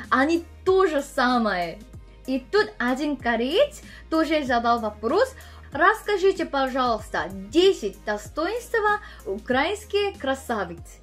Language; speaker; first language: Russian; non-native, learner; Korean